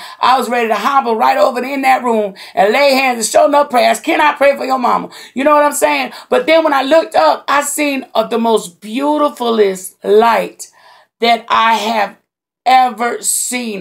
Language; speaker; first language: English; native; English